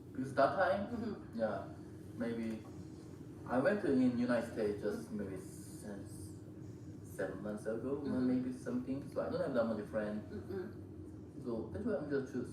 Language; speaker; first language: English; non-native, learner; Korean